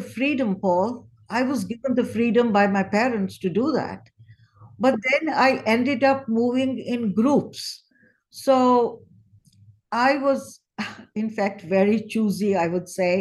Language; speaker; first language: English; non-native, local second language; Hindi